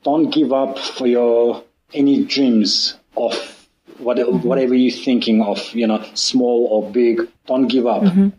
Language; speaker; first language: English; non-native, learner; Mongolian